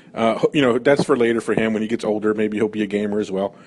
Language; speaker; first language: English; native; English